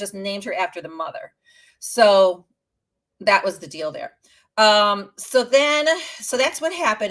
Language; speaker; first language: English; native; English